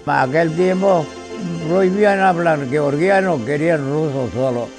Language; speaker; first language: Spanish; non-native, fluent; Georgian